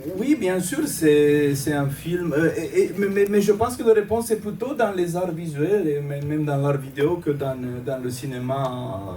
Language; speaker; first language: French; non-native, fluent; Romanian